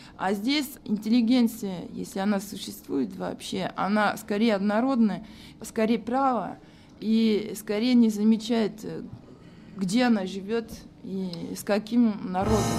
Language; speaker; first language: Russian; non-native, fluent; French